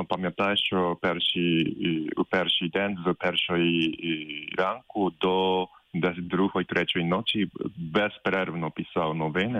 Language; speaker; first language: Ukrainian; non-native, fluent; Japanese